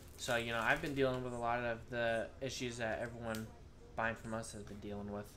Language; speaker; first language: English; native; English